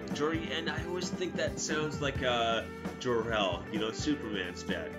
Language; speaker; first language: English; native; English